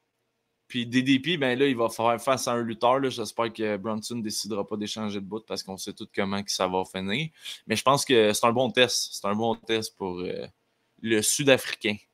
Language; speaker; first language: French; native; French